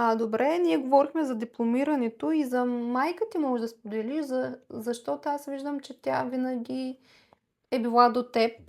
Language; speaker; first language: Bulgarian; non-native, local second language; Turkish